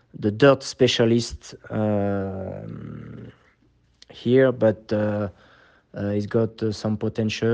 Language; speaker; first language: English; non-native, fluent; French